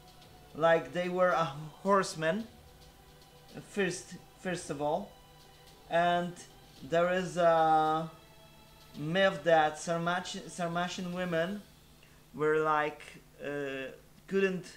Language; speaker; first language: English; non-native, fluent; Polish